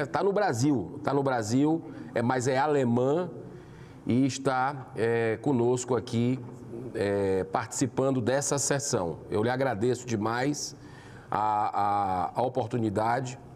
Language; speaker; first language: Portuguese; native; Portuguese